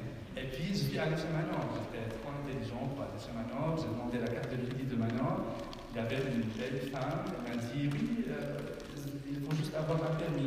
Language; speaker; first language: French; non-native, fluent; Arabic